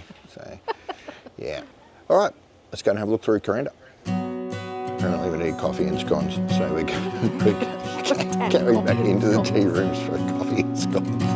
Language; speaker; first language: English; native; English